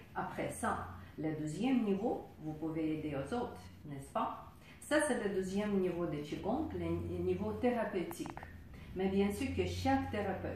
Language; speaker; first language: French; non-native, fluent; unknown